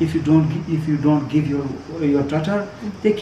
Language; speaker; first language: English; non-native, learner; Persian